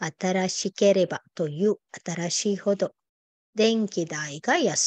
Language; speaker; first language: Japanese; non-native, fluent; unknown